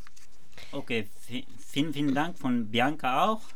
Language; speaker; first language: German; non-native, learner; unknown